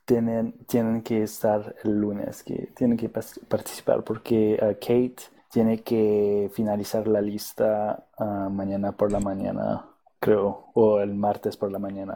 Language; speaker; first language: Spanish; non-native, fluent; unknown